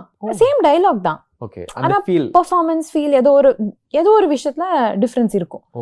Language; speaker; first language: Tamil; non-native, local second language; Kannada